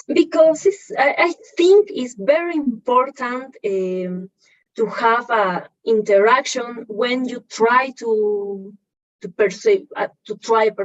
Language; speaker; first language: English; non-native, learner; Spanish